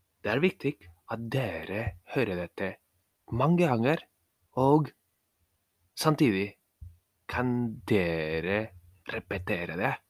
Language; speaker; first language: Norwegian; non-native, fluent; Spanish